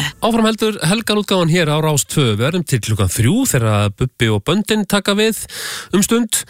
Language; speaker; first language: Icelandic; native; Icelandic